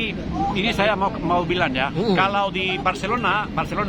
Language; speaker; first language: Indonesian; non-native, fluent; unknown